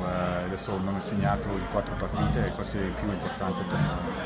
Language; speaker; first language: Italian; non-native, learner; English